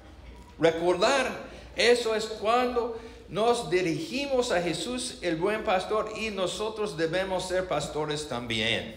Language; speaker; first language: Spanish; non-native, learner; English